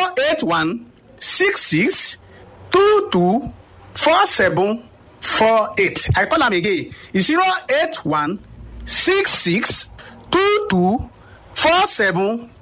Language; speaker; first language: Nigerian Pidgin; native; Nigerian Pidgin